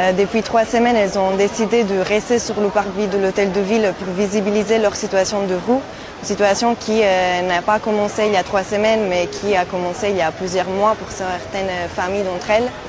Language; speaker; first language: French; native; French